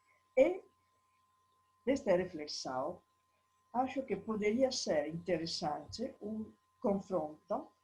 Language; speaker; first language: Portuguese; non-native, learner; Italian